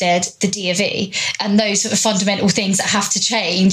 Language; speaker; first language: English; native; English